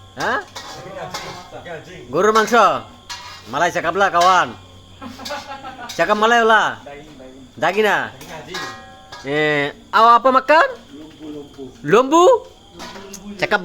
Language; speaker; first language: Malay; non-native, learner; Bangla